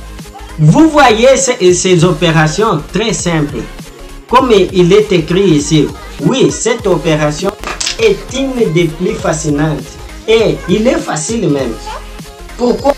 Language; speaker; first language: French; non-native, learner; Portuguese